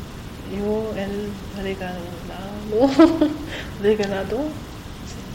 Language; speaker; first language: Spanish; non-native, learner; French